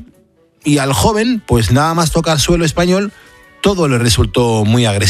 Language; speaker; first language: Spanish; native; Spanish